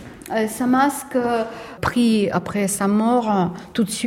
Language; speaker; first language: French; non-native, fluent; Russian